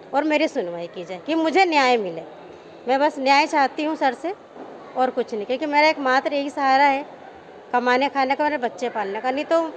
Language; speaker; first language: Hindi; native; Hindi